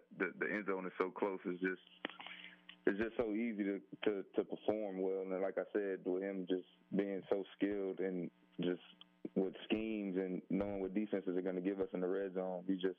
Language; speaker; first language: English; native; English